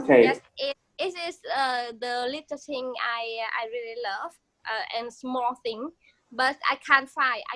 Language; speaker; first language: English; non-native, learner; Vietnamese